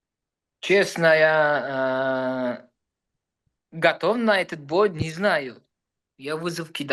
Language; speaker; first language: Russian; non-native, learner; Uzbek